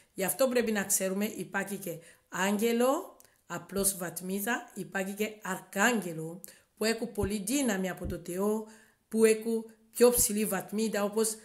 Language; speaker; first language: Greek; non-native, learner; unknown